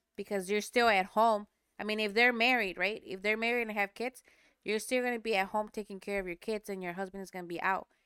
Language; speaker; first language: Spanish; native; Spanish